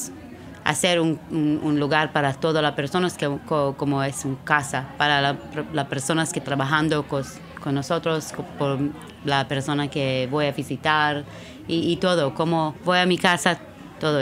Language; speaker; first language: Spanish; non-native, learner; Hebrew